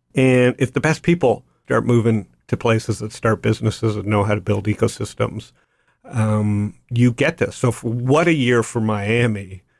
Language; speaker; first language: English; native; English